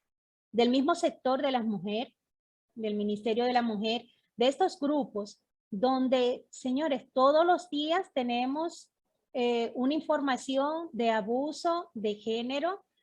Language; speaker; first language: Spanish; native; Spanish